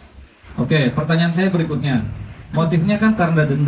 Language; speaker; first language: Indonesian; native; Indonesian